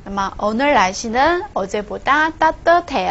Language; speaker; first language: Korean; non-native, fluent; Chinese